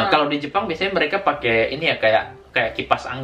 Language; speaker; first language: Indonesian; native; Indonesian